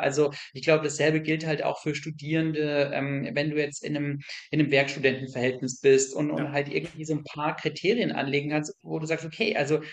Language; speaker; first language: German; native; German